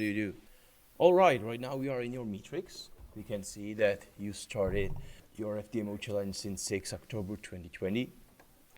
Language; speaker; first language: English; non-native, fluent; Czech